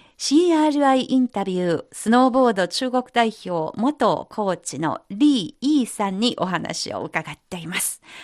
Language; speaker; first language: Japanese; non-native, fluent; Chinese